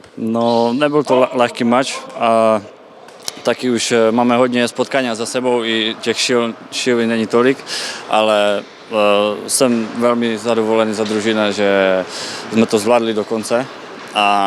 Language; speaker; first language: Polish; non-native, learner; Czech